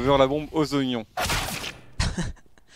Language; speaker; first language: French; native; French